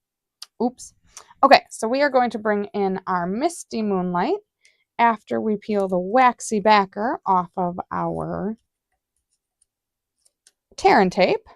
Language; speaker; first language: English; native; English